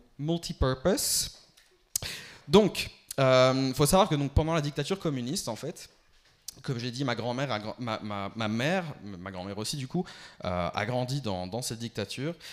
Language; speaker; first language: French; early bilingual, other home language; Albanian